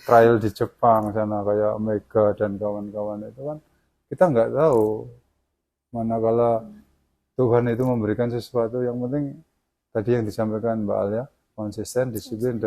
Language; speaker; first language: Indonesian; native; Indonesian